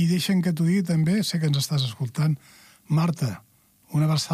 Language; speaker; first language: Catalan; native; Catalan